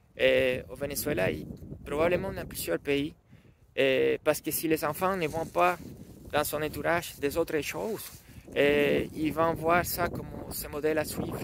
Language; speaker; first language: French; non-native, learner; Spanish